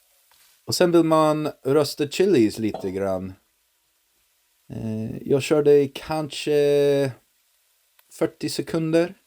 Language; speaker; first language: Swedish; non-native, learner; English